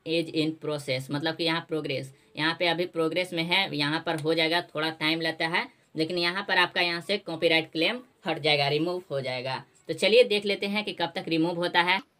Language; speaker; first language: Hindi; native; Hindi